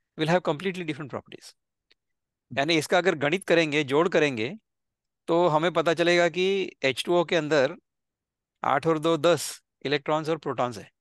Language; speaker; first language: Hindi; non-native, local second language; Marathi